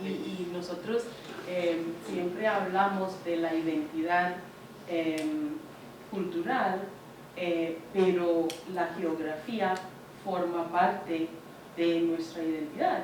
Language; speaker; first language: Spanish; non-native, fluent; English